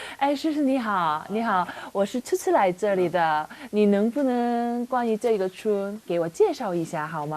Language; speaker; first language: Chinese; non-native, learner; Korean